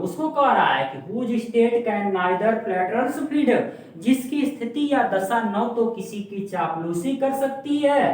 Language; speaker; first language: Hindi; native; Hindi